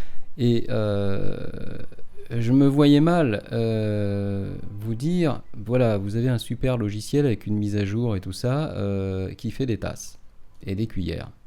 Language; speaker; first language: French; native; French